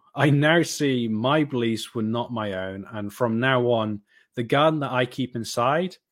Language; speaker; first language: English; native; English